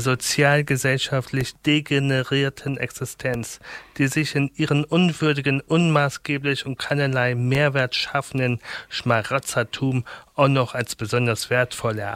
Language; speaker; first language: German; native; German